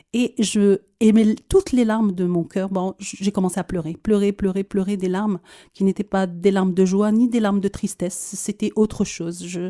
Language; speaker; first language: French; early bilingual, other home language; Arabic